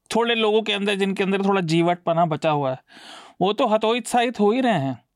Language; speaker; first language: Hindi; native; Hindi